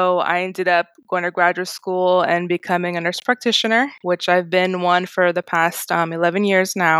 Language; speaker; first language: English; native; English